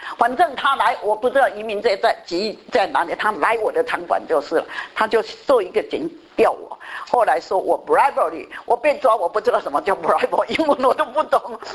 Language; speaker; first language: Chinese; native; Chinese